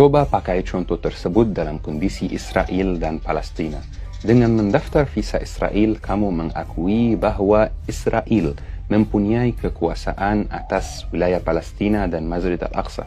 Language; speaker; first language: Indonesian; non-native, fluent; Arabic